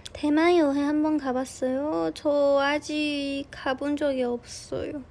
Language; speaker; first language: Korean; non-native, fluent; Chinese